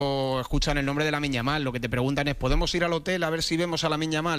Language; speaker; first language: Spanish; native; Spanish